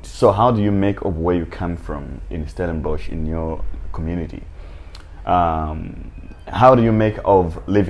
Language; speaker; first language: English; non-native, local second language; Nyanja